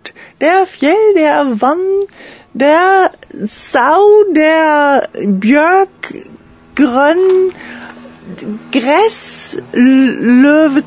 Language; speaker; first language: Norwegian; non-native, learner; German